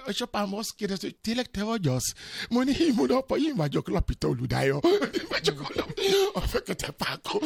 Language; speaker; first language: Hungarian; non-native, learner; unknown